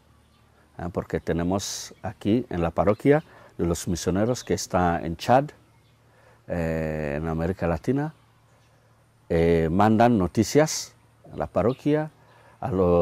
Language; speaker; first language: Spanish; non-native, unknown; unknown